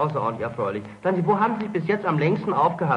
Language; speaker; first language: German; native; German